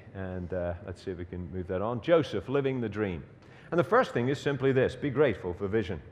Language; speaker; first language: English; native; English